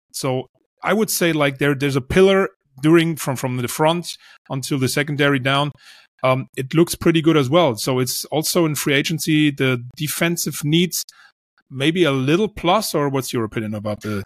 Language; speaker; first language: English; non-native, fluent; German